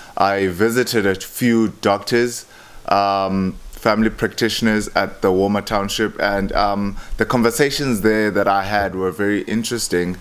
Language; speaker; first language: English; non-native, local second language; Xhosa